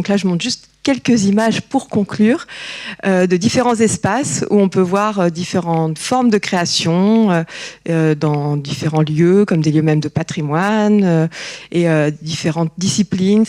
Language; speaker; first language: French; native; French